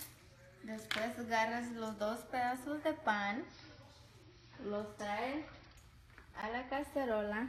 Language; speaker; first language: Spanish; early bilingual, heritage; Spanish